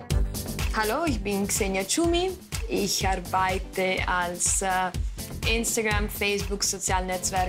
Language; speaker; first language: German; non-native, learner; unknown